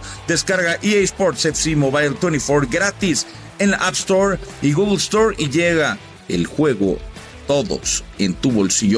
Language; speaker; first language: Spanish; native; Spanish